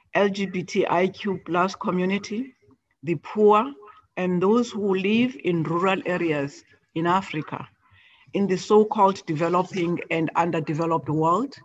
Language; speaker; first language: English; non-native, local second language; Xhosa